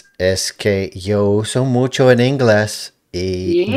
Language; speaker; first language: Spanish; non-native, learner; English